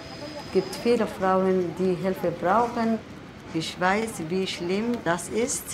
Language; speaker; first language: German; non-native, learner; Somali